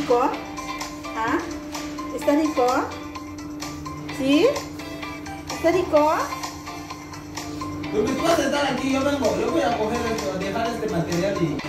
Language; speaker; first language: Spanish; non-native, learner; Filipino